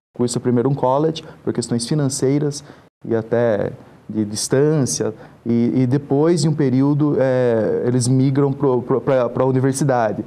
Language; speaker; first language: Portuguese; native; Portuguese